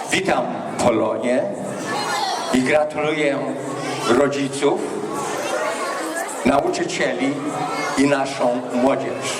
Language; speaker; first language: Polish; early bilingual, heritage; Polish